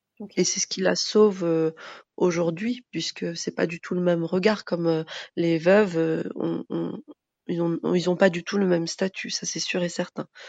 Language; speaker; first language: French; early bilingual, other home language; Arabic